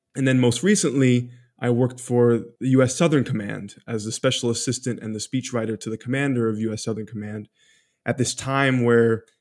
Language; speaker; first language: English; early bilingual, other home language; Spanish